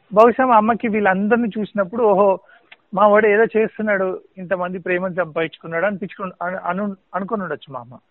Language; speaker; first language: Telugu; native; Telugu